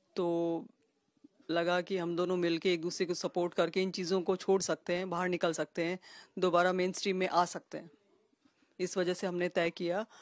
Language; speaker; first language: Hindi; native; Hindi